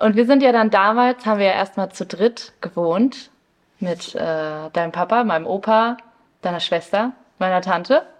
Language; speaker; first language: German; early bilingual, other home language; Spanish